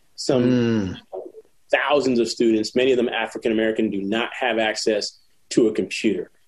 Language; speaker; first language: English; native; English